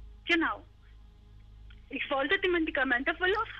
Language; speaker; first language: German; non-native, fluent; Greek